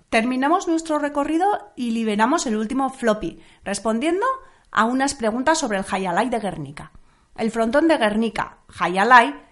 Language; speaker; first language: Spanish; non-native, local second language; Basque